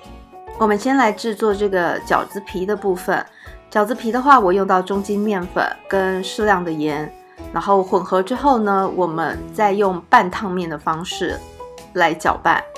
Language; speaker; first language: Chinese; native; Chinese